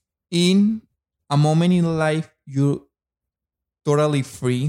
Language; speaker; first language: English; non-native, learner; Spanish